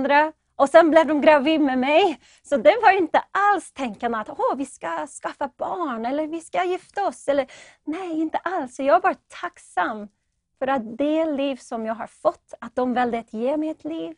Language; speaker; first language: Swedish; non-native, fluent; English